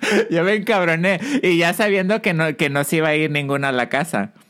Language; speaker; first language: Spanish; early bilingual, heritage; Spanish